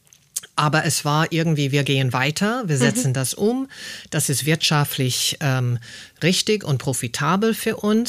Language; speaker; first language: German; non-native, fluent; English